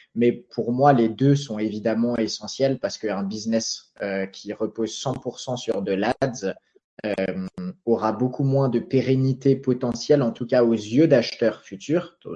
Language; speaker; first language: French; native; French